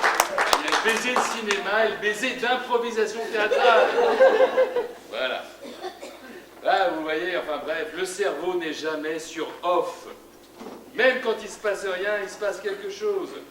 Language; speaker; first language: French; native; French